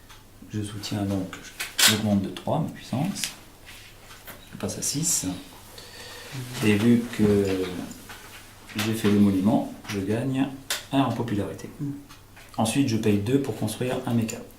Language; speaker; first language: French; native; French